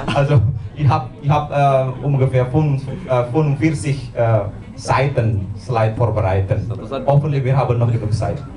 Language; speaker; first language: German; non-native, learner; Indonesian